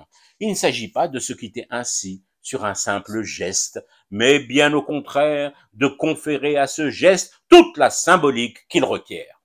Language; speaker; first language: French; non-native, local second language; Arabic